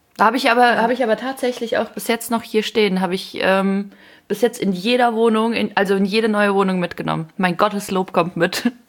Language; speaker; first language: German; early bilingual, other home language; Ukrainian